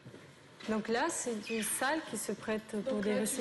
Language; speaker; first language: French; non-native, fluent; Russian